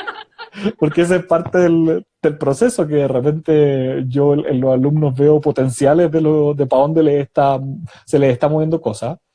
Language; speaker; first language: Spanish; native; Spanish